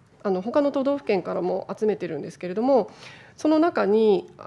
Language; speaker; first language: Japanese; native; Japanese